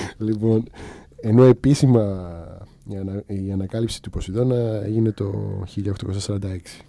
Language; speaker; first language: Greek; native; Greek